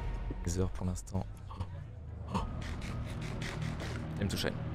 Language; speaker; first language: French; native; French